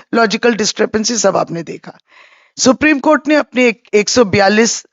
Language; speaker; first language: Hindi; non-native, local second language; Bangla